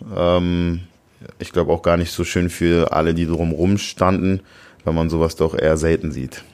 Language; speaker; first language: German; native; German